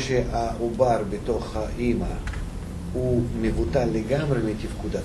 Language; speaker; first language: Hebrew; non-native, fluent; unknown